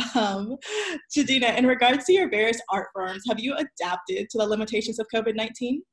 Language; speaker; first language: English; native; English